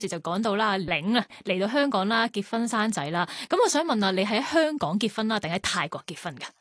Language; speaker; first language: Cantonese; early bilingual, other home language; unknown